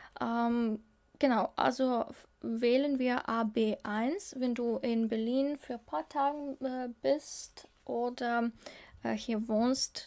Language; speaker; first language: German; non-native, learner; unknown